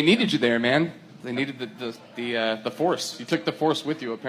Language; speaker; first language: English; native; English